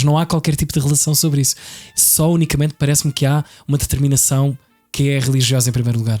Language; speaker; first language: Portuguese; native; Portuguese